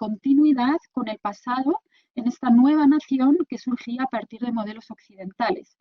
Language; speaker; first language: Spanish; native; Spanish